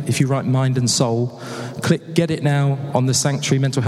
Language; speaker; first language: English; native; English